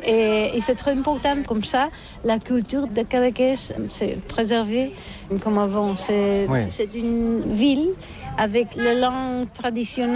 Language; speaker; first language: French; non-native, learner; Catalan